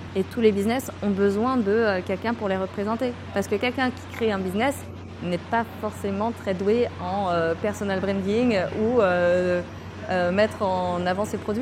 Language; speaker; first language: French; native; French